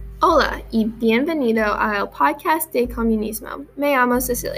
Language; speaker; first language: Spanish; non-native, learner; English